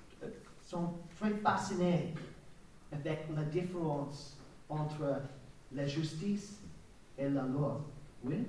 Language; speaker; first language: French; non-native, learner; English